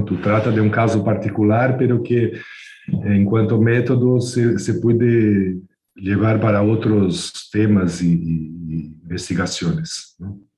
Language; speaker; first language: Portuguese; non-native, fluent; Spanish